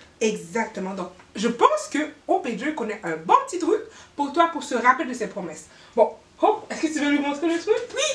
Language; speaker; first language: French; native; French